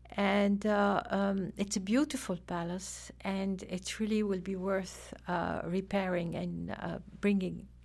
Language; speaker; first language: English; non-native, fluent; Arabic